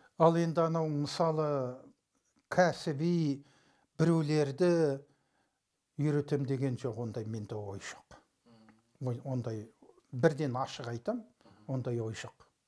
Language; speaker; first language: Kazakh; early bilingual, heritage; Kazakh